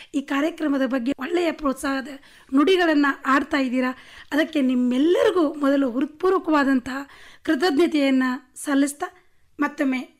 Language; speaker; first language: Kannada; native; Kannada